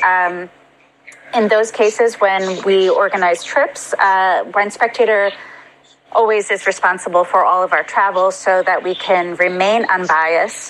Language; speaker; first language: English; native; English